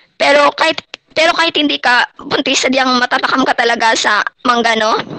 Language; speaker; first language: Filipino; non-native, local second language; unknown